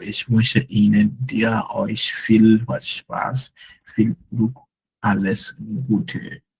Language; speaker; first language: German; non-native, fluent; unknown